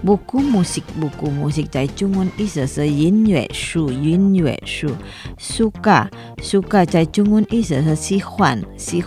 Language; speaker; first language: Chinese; non-native, fluent; Indonesian